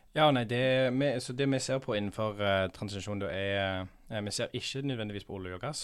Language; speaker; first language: Norwegian; early bilingual, heritage; English